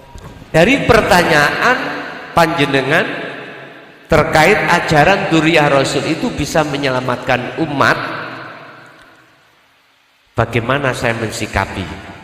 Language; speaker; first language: Indonesian; non-native, local second language; Javanese